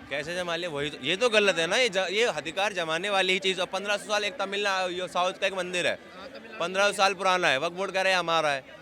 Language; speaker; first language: Hindi; native; Hindi